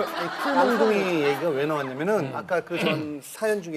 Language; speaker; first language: Korean; native; Korean